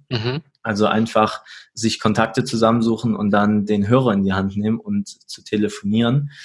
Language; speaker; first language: German; native; German